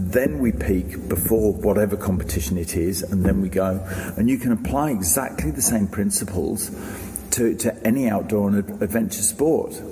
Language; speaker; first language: English; native; English